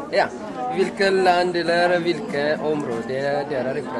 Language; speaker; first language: Norwegian; non-native, learner; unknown